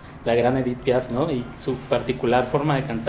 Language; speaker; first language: Spanish; native; Spanish